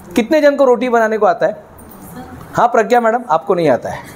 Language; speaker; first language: Hindi; non-native, local second language; Marathi